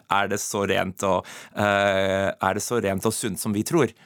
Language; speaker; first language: Norwegian; non-native, fluent; English